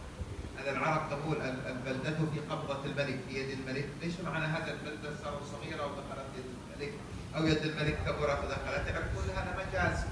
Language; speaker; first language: Arabic; native; Arabic